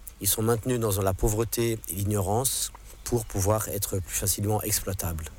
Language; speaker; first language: French; non-native, local second language; English